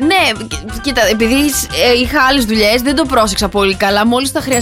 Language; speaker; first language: Greek; native; Greek